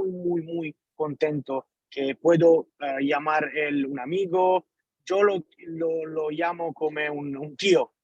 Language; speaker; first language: Spanish; non-native, learner; Italian